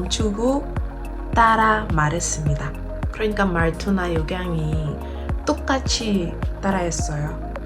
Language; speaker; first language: Korean; non-native, learner; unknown